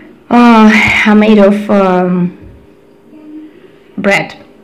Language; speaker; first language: English; non-native, fluent; Russian